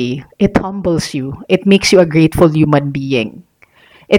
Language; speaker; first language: English; non-native, local second language; Filipino